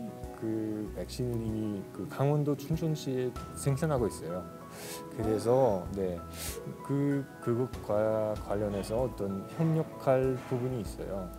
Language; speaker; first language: Korean; non-native, fluent; Russian